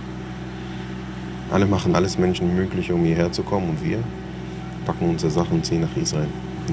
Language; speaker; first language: German; non-native, fluent; Hebrew